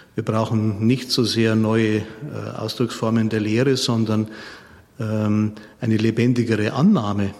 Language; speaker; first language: German; native; German